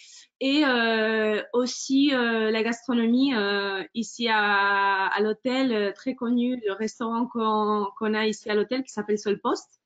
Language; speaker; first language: French; non-native, fluent; Spanish